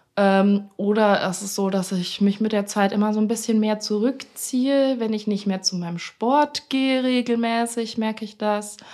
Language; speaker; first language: German; native; German